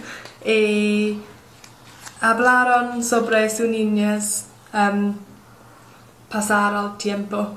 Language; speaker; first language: Spanish; non-native, learner; English